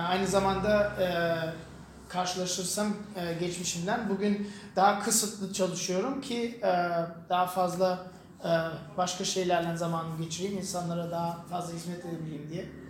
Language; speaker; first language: Turkish; non-native, fluent; German